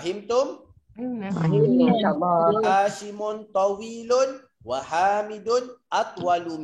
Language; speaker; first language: Arabic; non-native, fluent; Malay